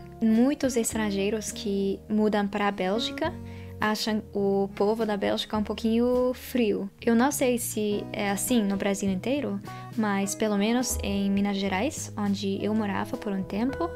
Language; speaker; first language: Portuguese; non-native, fluent; Dutch